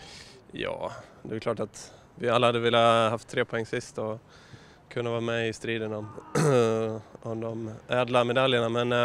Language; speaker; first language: Swedish; native; Swedish